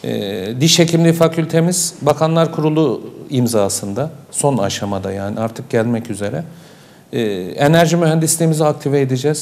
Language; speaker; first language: Turkish; native; Turkish